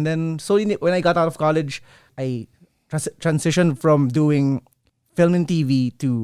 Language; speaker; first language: English; non-native, local second language; Filipino